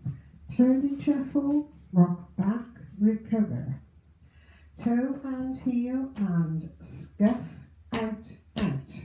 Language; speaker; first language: English; native; English